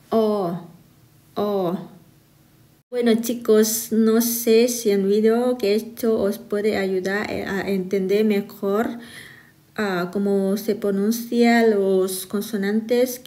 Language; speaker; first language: Spanish; non-native, fluent; Thai